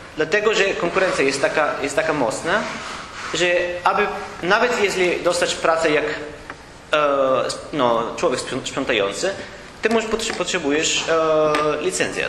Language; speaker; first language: Polish; non-native, learner; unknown